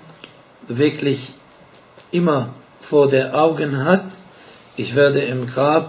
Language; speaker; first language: German; non-native, fluent; Arabic